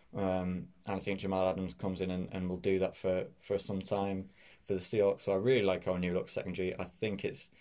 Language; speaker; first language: English; native; English